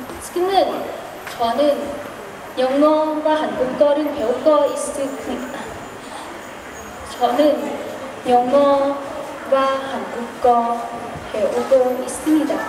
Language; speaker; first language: Korean; non-native, learner; Hmong